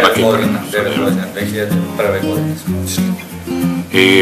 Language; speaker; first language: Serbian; early bilingual, heritage; Serbian